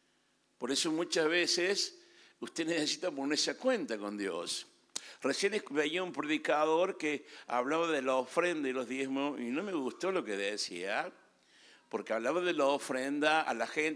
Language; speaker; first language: Spanish; native; Spanish